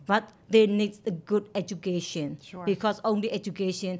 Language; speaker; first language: English; non-native, learner; Burmese